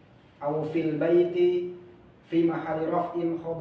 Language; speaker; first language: Arabic; non-native, learner; Indonesian